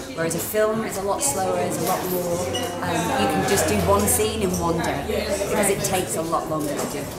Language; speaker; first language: English; native; English